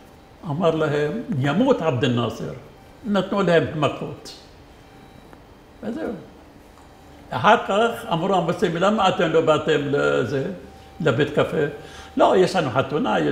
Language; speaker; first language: Hebrew; non-native, fluent; Arabic